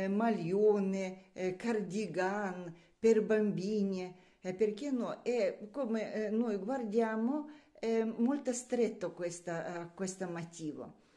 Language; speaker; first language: Italian; non-native, learner; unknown